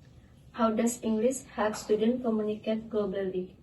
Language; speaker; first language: English; non-native, learner; Indonesian